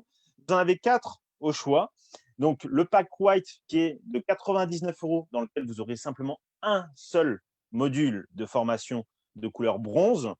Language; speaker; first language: French; native; French